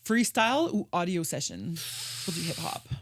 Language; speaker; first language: French; native; French